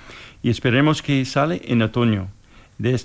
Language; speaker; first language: Spanish; non-native, fluent; English